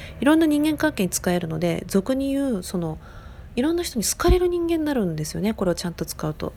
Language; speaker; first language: Japanese; native; Japanese